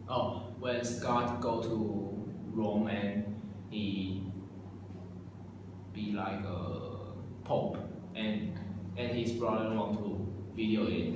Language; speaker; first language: English; non-native, learner; Chinese